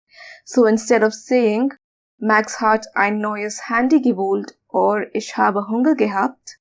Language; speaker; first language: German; non-native, fluent; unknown